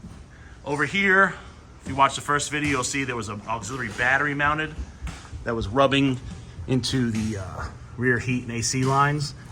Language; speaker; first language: English; native; English